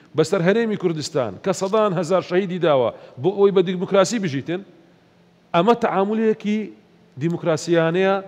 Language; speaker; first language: Central Kurdish; non-native, local second language; Assyrian Neo-Aramaic